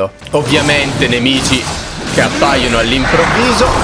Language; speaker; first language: Italian; native; Italian